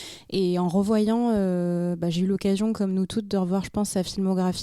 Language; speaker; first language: French; native; French